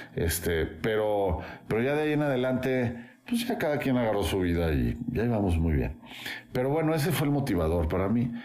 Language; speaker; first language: Spanish; native; Spanish